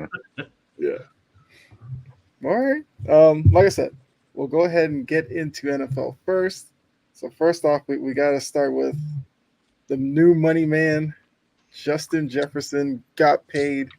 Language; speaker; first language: English; native; English